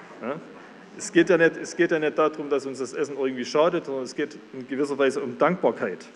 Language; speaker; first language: German; native; German